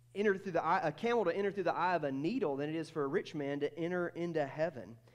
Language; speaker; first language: English; native; English